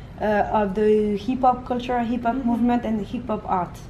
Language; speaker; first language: English; non-native, fluent; French